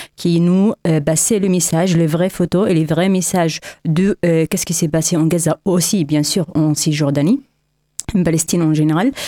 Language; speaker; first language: French; non-native, learner; Arabic